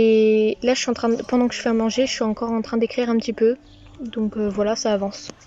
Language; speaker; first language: French; native; French